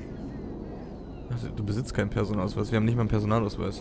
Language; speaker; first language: German; native; German